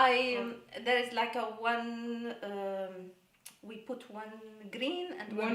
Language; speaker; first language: English; non-native, learner; Arabic